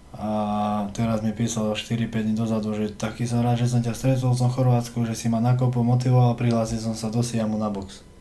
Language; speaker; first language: Slovak; early bilingual, heritage; Slovak